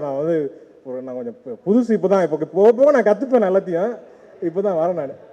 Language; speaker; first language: Tamil; native; Tamil